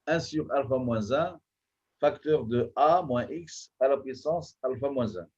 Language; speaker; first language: French; non-native, local second language; Arabic